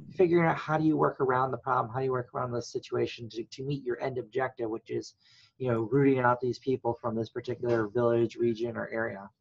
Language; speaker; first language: English; native; English